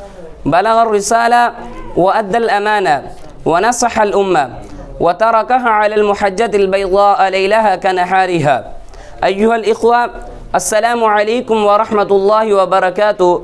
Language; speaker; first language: Arabic; non-native, learner; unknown